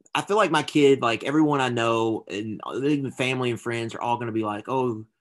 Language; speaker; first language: English; native; English